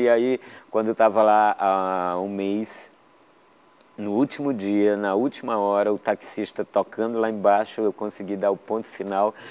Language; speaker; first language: Portuguese; native; Portuguese